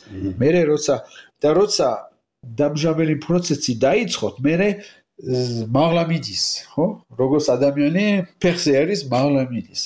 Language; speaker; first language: Georgian; non-native, learner; French